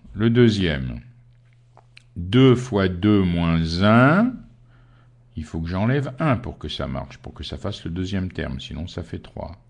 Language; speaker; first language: French; native; French